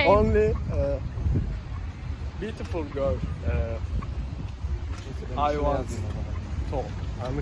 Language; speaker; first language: English; non-native, learner; Turkish